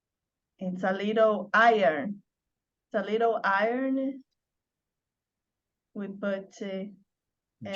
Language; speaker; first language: English; non-native, learner; Portuguese